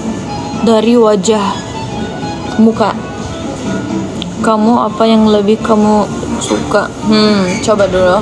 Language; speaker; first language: Indonesian; native; Indonesian